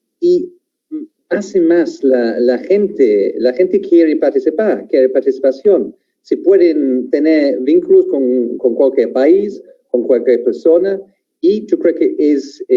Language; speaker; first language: Spanish; non-native, fluent; English